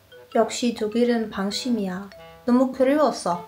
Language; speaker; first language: Korean; non-native, learner; German